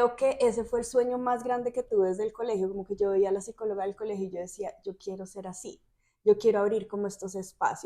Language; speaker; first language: Spanish; native; Spanish